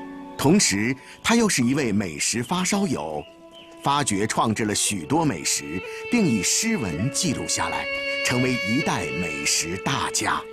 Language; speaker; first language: Chinese; native; Chinese